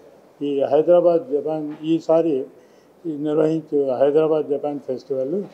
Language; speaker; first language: Telugu; native; Telugu